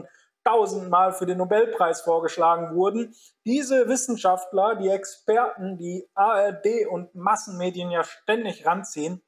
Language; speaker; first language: German; native; German